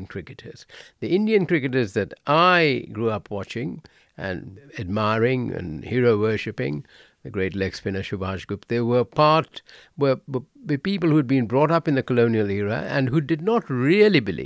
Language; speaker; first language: English; non-native, local second language; Bangla